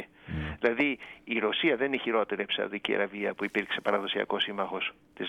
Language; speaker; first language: Greek; native; Greek